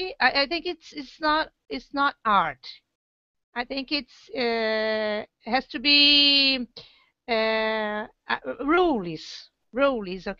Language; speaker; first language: English; non-native, learner; Portuguese